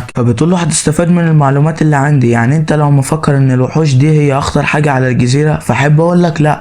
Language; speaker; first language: Arabic; native; Arabic